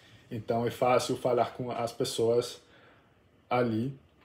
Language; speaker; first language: Portuguese; non-native, learner; English